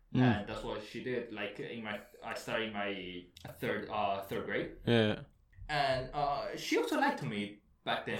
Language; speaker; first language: English; early bilingual, heritage; Spanish